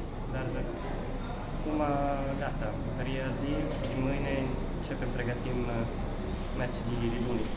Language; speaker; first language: Romanian; non-native, learner; Italian